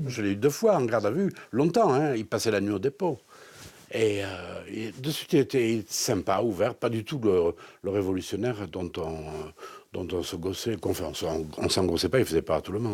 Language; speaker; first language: French; native; French